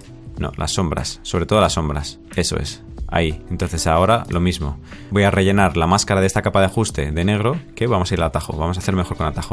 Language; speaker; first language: Spanish; native; Spanish